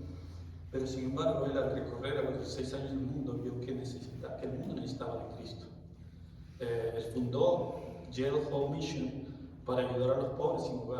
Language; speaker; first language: Spanish; native; Spanish